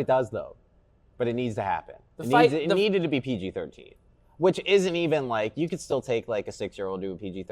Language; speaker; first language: English; native; English